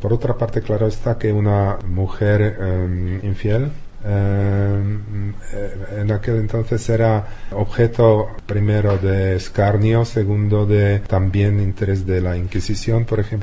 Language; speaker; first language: Spanish; non-native, fluent; Czech